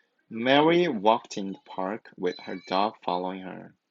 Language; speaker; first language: English; non-native, fluent; Korean